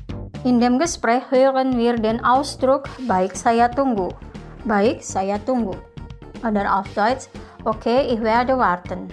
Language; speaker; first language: German; non-native, fluent; Indonesian